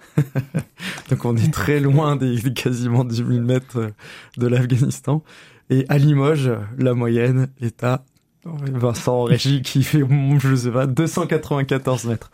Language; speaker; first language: French; native; French